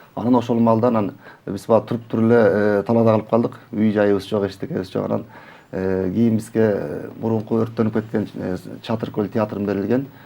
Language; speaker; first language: Kyrgyz; native; Kyrgyz